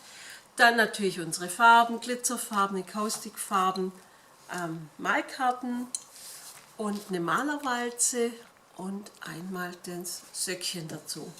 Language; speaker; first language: German; native; German